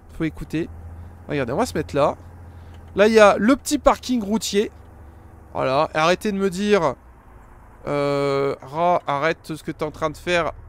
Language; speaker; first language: French; native; French